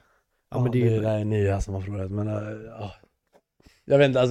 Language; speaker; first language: Swedish; native; Swedish